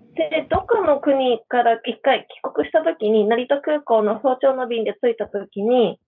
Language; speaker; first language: Japanese; native; Japanese